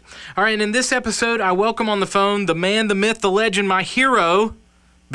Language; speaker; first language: English; native; English